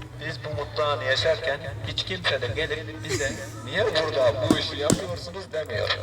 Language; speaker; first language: Turkish; native; Turkish